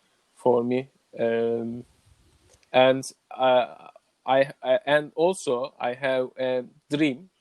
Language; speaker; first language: English; non-native, learner; Turkish